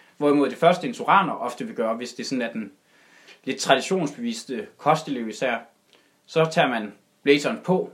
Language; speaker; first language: Danish; native; Danish